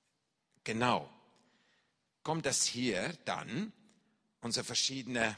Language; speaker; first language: German; non-native, fluent; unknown